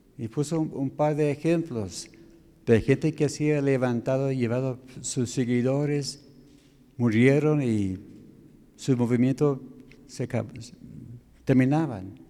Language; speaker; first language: Spanish; non-native, fluent; English